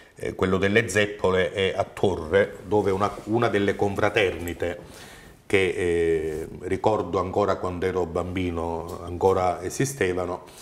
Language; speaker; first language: Italian; native; Italian